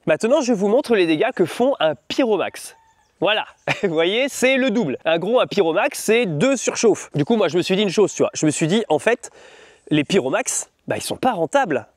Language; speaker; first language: French; native; French